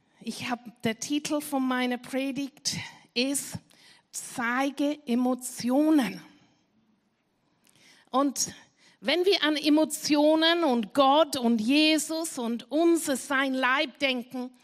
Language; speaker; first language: German; non-native, fluent; English